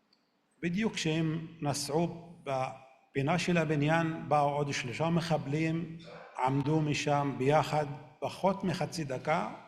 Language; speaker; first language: Hebrew; non-native, local second language; Arabic